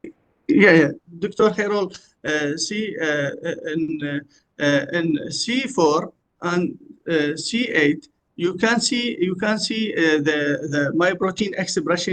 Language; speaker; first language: English; non-native, learner; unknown